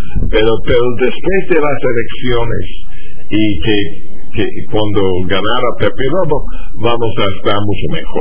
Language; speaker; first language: Spanish; non-native, fluent; English